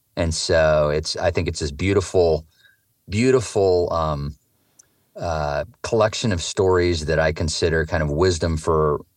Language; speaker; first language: English; native; English